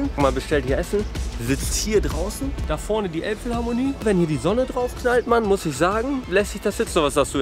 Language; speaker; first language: German; native; German